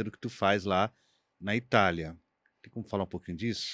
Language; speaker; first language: Portuguese; native; Portuguese